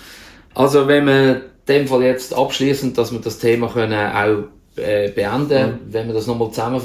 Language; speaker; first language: German; native; German